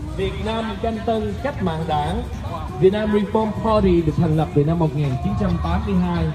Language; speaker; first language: Vietnamese; native; Vietnamese